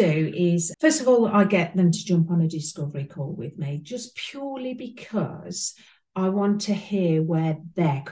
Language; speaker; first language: English; native; English